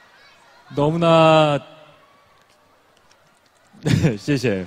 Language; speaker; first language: Chinese; non-native, learner; Korean